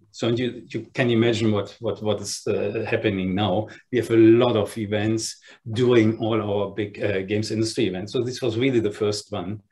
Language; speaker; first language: English; non-native, fluent; German